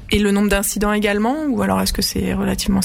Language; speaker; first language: French; native; French